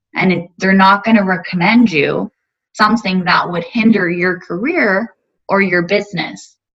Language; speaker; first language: English; native; English